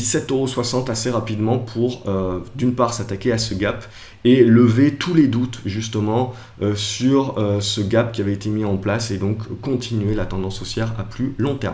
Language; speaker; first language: French; native; French